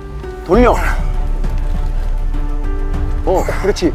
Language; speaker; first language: Korean; native; Korean